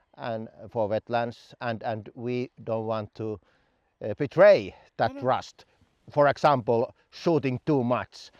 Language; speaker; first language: English; non-native, fluent; Finnish